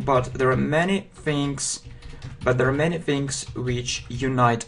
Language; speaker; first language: English; non-native, fluent; Russian